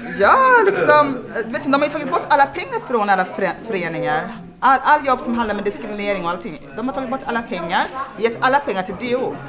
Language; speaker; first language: Swedish; early bilingual, other home language; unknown